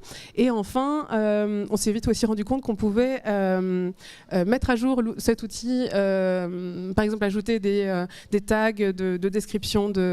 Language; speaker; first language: French; native; French